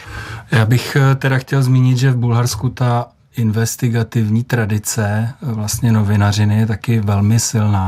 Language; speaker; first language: Czech; native; Czech